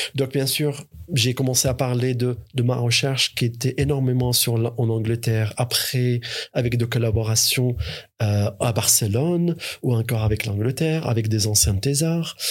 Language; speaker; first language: French; non-native, fluent; Arabic